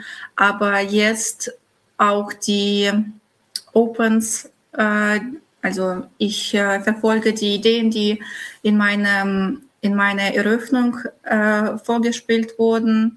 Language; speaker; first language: German; non-native, fluent; Russian